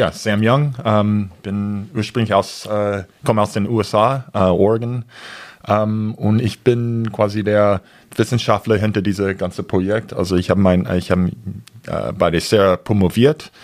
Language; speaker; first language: German; non-native, fluent; English